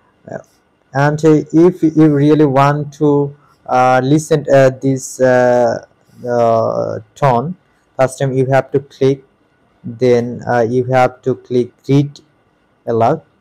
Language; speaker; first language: English; non-native, local second language; Bangla